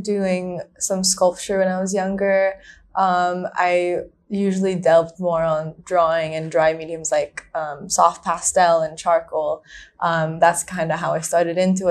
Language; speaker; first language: English; non-native, local second language; Filipino